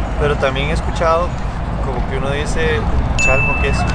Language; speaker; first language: Spanish; non-native, learner; Korean